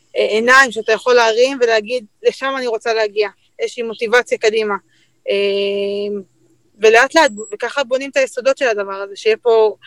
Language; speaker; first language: Hebrew; native; Hebrew